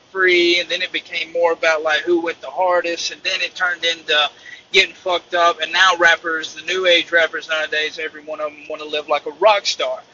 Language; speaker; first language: English; native; English